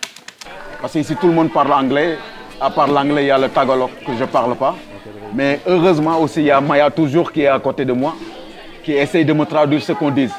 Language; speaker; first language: French; non-native, local second language; Wolof